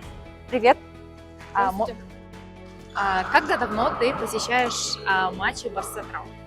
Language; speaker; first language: Russian; native; Russian